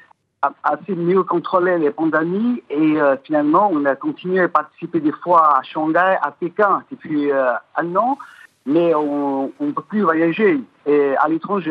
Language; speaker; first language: French; non-native, fluent; Chinese